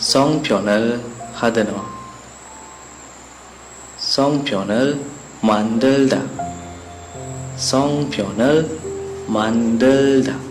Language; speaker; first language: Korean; non-native, fluent; Sinhala